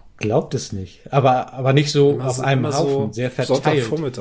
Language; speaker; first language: German; native; German